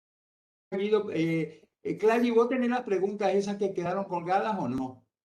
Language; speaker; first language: Spanish; native; Spanish